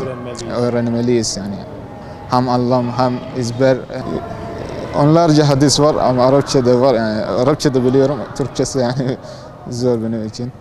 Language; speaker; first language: Turkish; non-native, learner; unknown